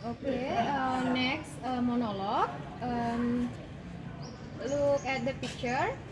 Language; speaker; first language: English; non-native, learner; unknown